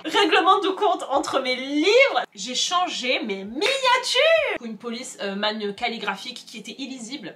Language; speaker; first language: French; native; French